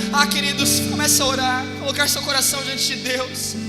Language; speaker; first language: Portuguese; native; Portuguese